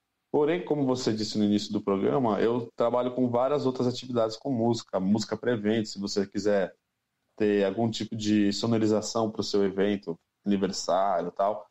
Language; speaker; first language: Portuguese; native; Portuguese